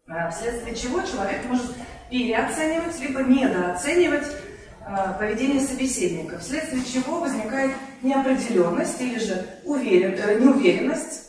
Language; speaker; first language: Russian; native; Russian